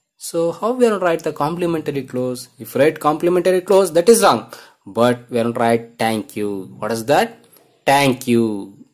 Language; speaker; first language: English; non-native, local second language; Kannada